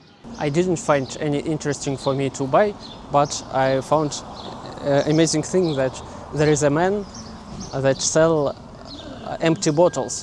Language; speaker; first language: English; non-native, learner; Russian